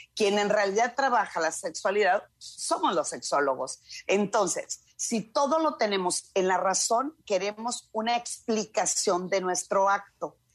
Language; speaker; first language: Spanish; native; Spanish